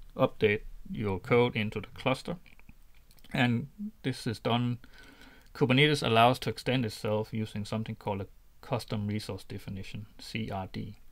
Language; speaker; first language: English; non-native, fluent; Danish